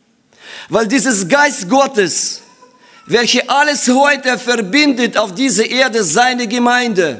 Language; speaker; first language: German; non-native, fluent; Russian